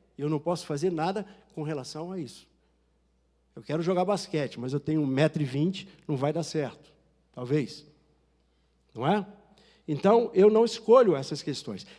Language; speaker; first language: Portuguese; native; Portuguese